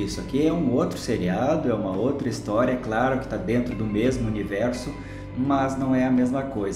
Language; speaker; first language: Portuguese; native; Portuguese